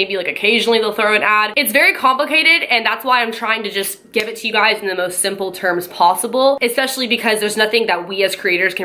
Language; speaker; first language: English; native; English